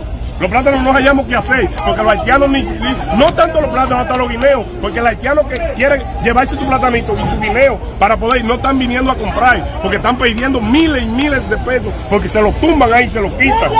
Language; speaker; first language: Spanish; native; Spanish